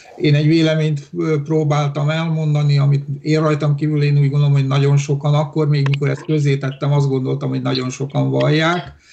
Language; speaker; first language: Hungarian; non-native, local second language; Romanian